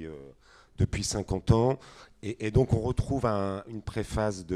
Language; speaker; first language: French; native; French